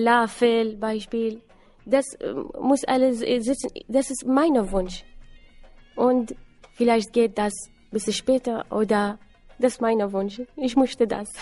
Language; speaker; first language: German; non-native, learner; Assyrian Neo-Aramaic